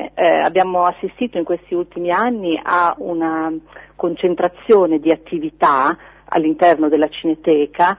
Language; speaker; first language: Italian; native; Italian